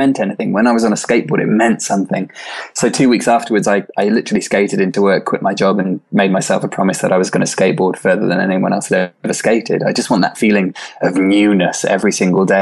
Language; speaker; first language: English; native; English